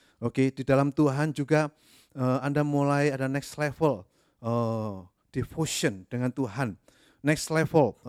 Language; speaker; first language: Indonesian; native; Indonesian